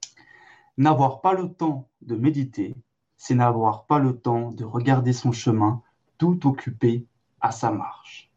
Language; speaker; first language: French; native; French